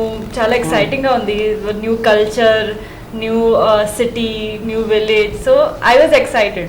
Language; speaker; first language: Telugu; non-native, learner; Hindi